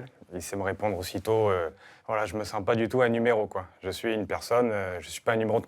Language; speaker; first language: French; native; French